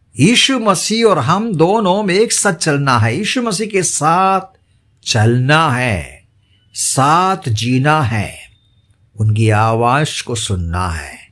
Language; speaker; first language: Hindi; non-native, local second language; Malayalam